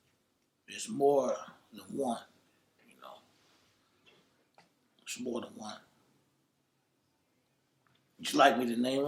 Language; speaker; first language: English; native; English